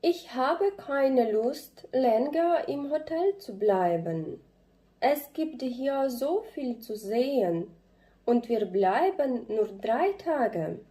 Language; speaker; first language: German; non-native, fluent; Ukrainian